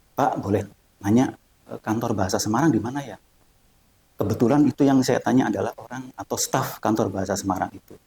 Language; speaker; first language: Indonesian; native; Indonesian